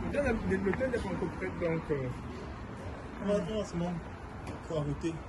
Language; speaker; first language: French; non-native, fluent; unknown